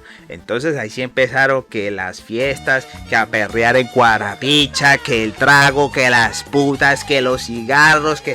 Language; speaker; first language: Spanish; native; Spanish